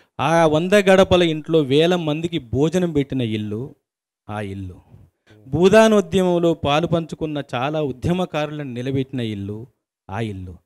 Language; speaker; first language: Telugu; native; Telugu